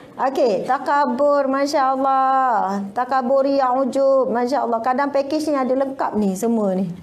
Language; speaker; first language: Malay; native; Malay